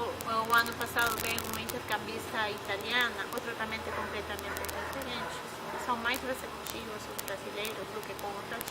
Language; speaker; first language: Portuguese; non-native, fluent; Spanish